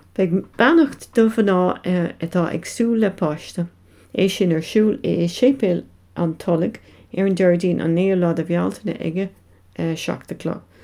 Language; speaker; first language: Irish; non-native, local second language; English